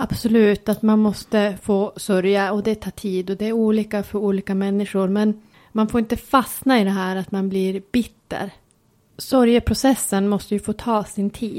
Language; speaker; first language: Swedish; native; Swedish